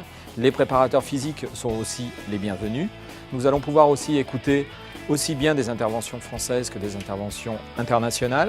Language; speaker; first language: French; native; French